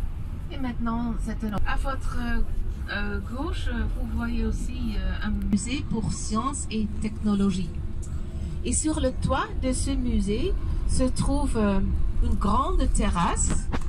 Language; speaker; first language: French; non-native, fluent; Dutch